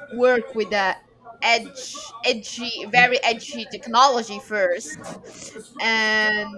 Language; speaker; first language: English; non-native, fluent; Arabic